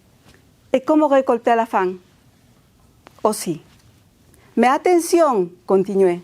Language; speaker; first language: French; non-native, fluent; Spanish